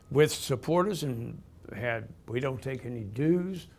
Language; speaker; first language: English; native; English